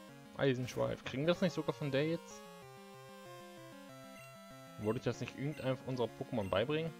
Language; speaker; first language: German; native; German